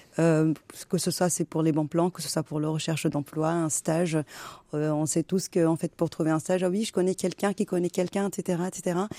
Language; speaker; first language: French; non-native, local second language; Arabic